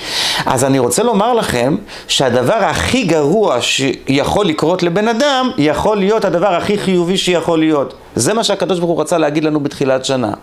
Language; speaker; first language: Hebrew; native; Hebrew